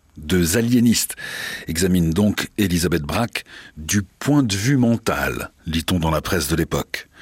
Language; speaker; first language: French; native; French